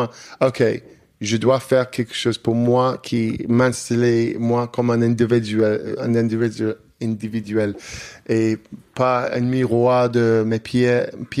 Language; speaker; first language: French; non-native, fluent; English